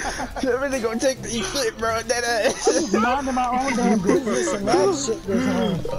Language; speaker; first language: English; native; English